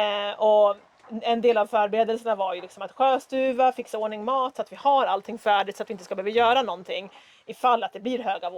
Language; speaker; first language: Swedish; native; Swedish